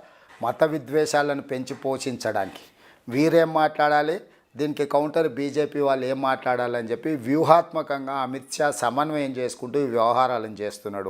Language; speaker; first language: Telugu; native; Telugu